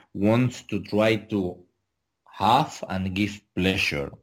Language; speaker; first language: English; non-native, fluent; Spanish